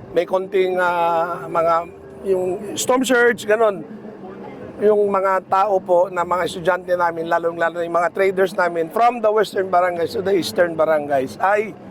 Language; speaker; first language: Filipino; non-native, local second language; Iloko